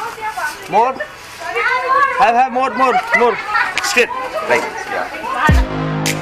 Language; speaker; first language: English; non-native, learner; Hindi